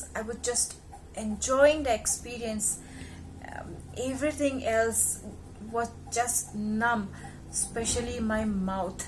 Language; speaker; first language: English; non-native, local second language; Hindi